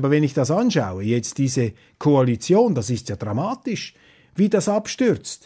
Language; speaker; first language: German; non-native, local second language; Swiss German